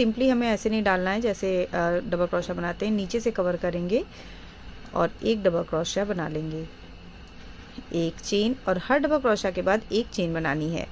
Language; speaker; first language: Hindi; native; Hindi